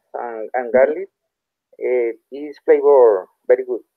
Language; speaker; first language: English; non-native, learner; Spanish